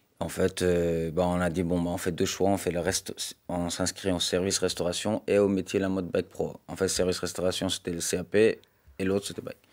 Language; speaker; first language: French; non-native, fluent; Persian